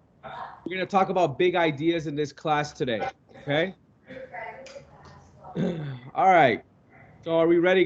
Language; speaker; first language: English; non-native, local second language; Spanish